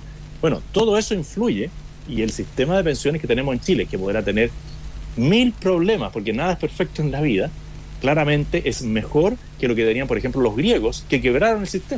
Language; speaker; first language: Spanish; native; Spanish